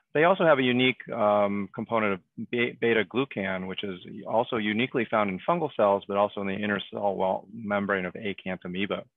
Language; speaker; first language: English; native; English